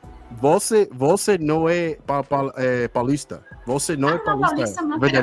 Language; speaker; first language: Portuguese; non-native, learner; English